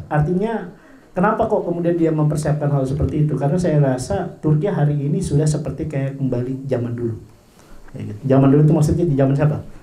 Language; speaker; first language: Indonesian; non-native, local second language; Madurese